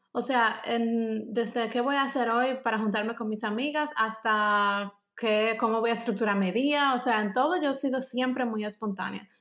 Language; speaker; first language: Spanish; native; Spanish